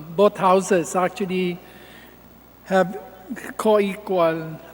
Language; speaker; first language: English; non-native, local second language; Filipino